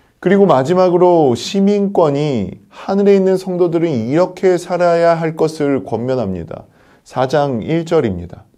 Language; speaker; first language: Korean; native; Korean